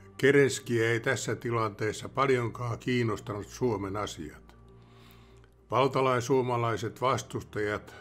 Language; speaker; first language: Finnish; native; Finnish